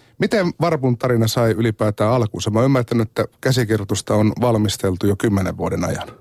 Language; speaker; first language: Finnish; native; Finnish